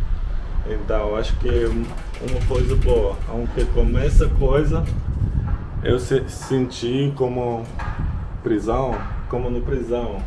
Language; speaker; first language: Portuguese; non-native, learner; Russian